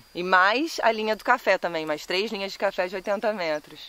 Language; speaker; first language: Portuguese; native; Portuguese